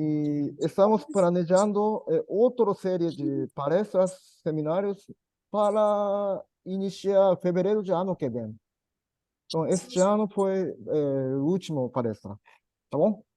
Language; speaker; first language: Portuguese; non-native, learner; Japanese